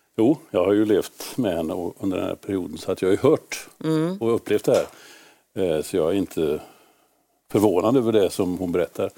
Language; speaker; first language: Swedish; native; Swedish